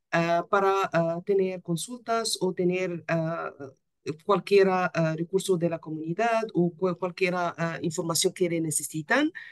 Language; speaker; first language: Spanish; non-native, fluent; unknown